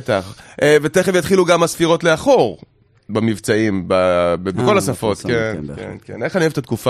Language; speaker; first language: Hebrew; native; Hebrew